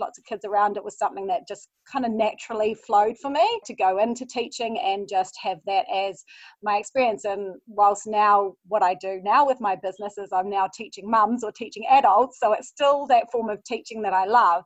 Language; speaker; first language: English; native; English